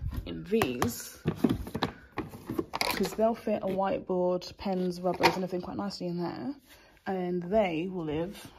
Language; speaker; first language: English; native; English